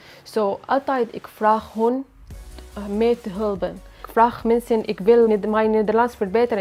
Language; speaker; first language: Dutch; non-native, learner; Arabic